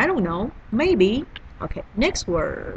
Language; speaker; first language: English; non-native, learner; Chinese